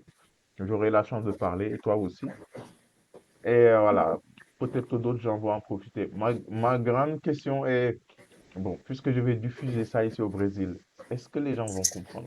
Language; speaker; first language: French; non-native, fluent; Portuguese